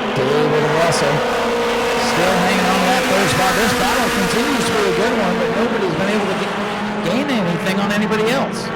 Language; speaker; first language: English; native; English